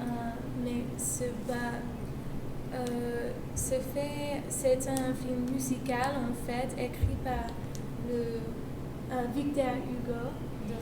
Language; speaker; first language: French; non-native, learner; English